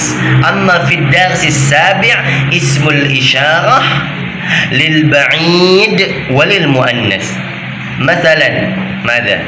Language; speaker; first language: Arabic; non-native, fluent; Indonesian